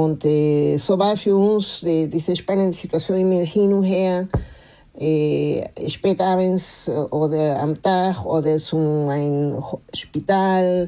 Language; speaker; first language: German; non-native, fluent; Spanish